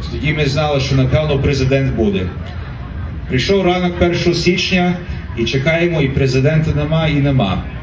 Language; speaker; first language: Ukrainian; early bilingual, heritage; Ukrainian